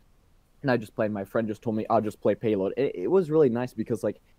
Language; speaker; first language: English; native; English